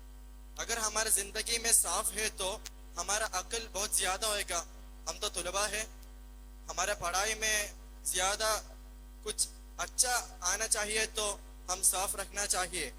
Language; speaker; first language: Hindi; non-native, local second language; Malayalam